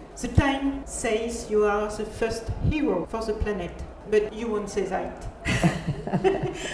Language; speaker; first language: English; non-native, fluent; French